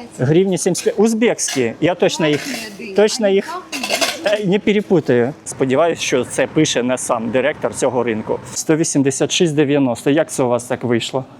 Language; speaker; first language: Ukrainian; non-native, local second language; Russian